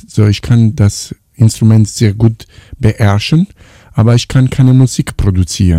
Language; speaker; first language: German; non-native, fluent; Italian